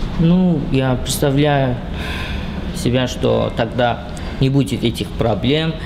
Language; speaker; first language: Russian; non-native, fluent; Azerbaijani